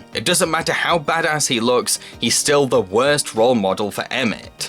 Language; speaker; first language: English; native; English